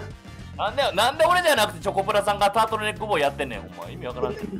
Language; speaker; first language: Japanese; native; Japanese